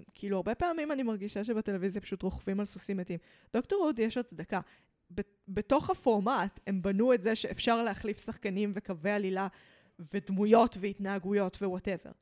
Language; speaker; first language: Hebrew; early bilingual, other home language; English